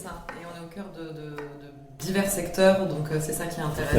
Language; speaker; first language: French; native; French